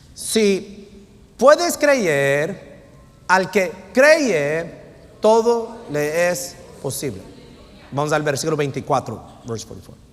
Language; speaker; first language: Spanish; non-native, fluent; English